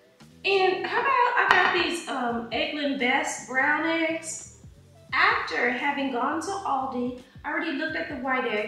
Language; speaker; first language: English; native; English